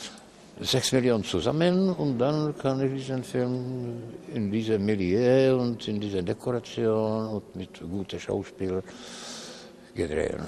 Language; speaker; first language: German; non-native, learner; Czech